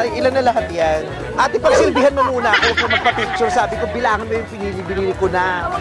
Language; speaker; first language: Filipino; native; Filipino